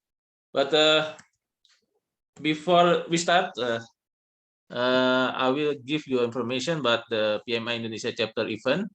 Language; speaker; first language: English; non-native, learner; Indonesian